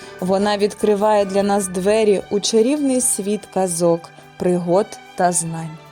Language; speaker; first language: Ukrainian; native; Ukrainian